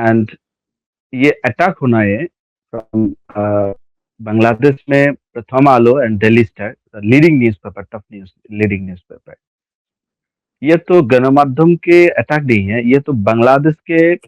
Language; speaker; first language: Hindi; non-native, learner; Bangla